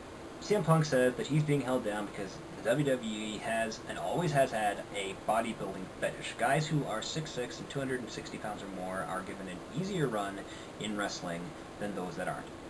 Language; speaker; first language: English; native; English